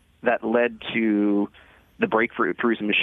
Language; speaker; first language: English; native; English